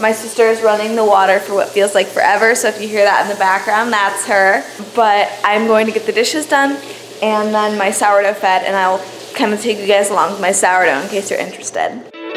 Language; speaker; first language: English; native; English